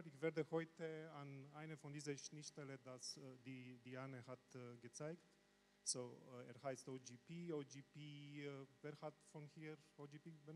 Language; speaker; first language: German; non-native, learner; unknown